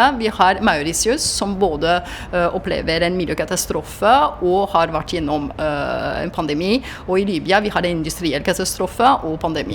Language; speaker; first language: Norwegian; non-native, fluent; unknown